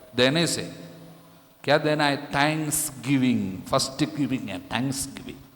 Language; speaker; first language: Hindi; non-native, local second language; Malayalam